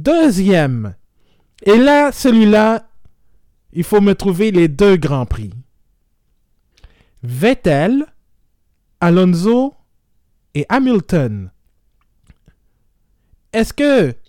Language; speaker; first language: French; native; French